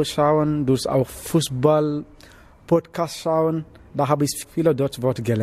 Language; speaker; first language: German; non-native, learner; Wolof